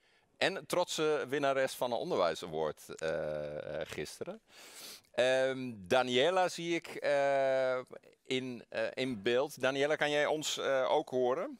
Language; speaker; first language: Dutch; native; Dutch